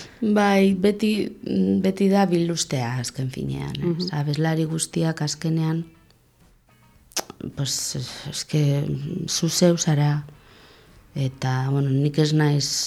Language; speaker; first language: Basque; non-native, local second language; Spanish